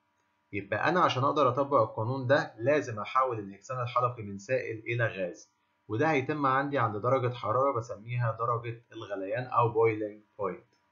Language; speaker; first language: Arabic; native; Arabic